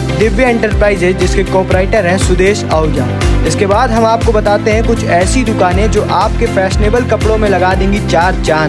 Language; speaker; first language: Hindi; native; Hindi